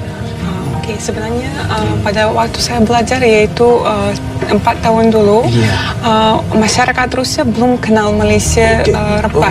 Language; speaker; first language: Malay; non-native, fluent; Russian